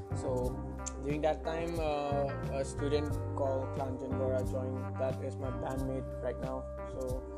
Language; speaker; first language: English; non-native, local second language; Manipuri